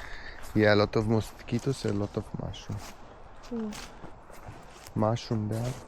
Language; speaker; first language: English; non-native, learner; Italian